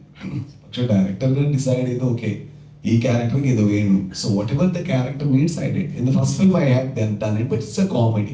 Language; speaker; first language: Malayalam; non-native, learner; Kannada